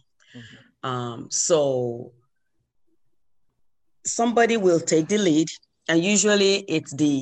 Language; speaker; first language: English; non-native, local second language; Yoruba